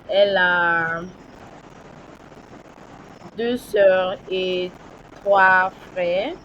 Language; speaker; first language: French; non-native, learner; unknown